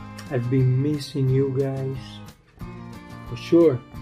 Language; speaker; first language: English; non-native, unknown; Portuguese